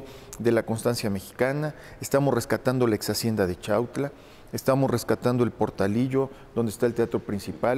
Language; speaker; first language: Spanish; native; Spanish